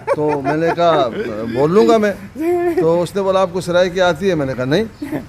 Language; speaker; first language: Urdu; non-native, local second language; Pashto